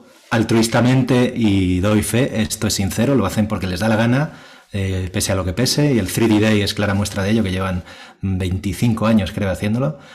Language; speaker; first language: Spanish; native; Spanish